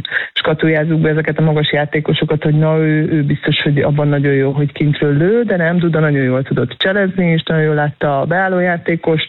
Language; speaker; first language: Hungarian; native; Hungarian